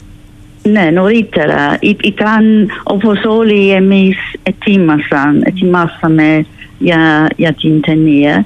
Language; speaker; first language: Greek; non-native, learner; English